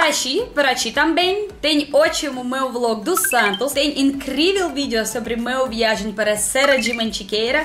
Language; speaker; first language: Portuguese; non-native, learner; Russian